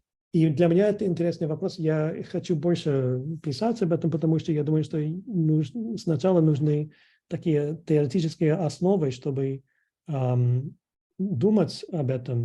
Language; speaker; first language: Russian; non-native, fluent; English